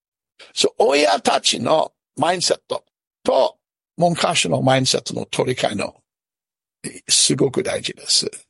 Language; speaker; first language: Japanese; non-native, learner; English